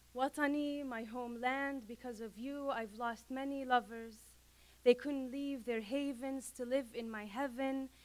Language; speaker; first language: English; non-native, fluent; Arabic